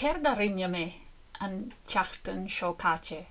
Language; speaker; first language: Irish; non-native, learner; English